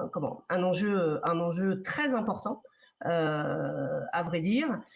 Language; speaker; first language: French; native; French